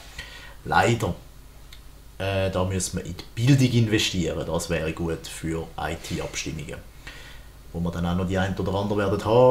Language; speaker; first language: German; native; German